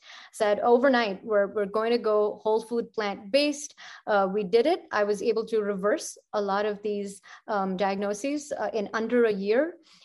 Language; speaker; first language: English; non-native, local second language; Punjabi